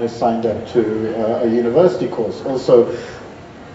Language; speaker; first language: English; native; English